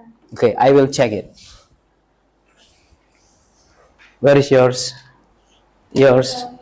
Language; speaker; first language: English; non-native, learner; Indonesian